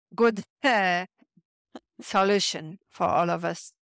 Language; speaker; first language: English; non-native, fluent; French